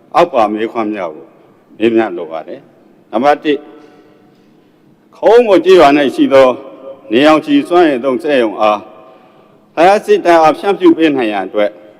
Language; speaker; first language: Burmese; native; Burmese